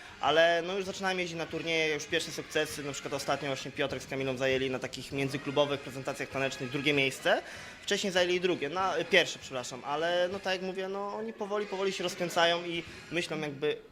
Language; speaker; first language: Polish; native; Polish